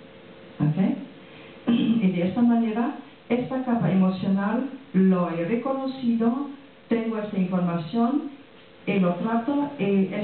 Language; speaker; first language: Spanish; non-native, fluent; French